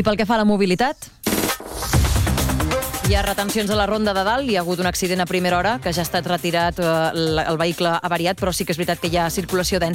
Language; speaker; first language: Catalan; native; Catalan